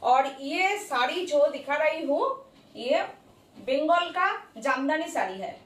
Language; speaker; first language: Hindi; non-native, local second language; Bangla